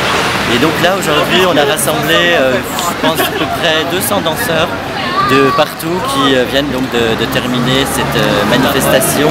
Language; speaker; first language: French; native; French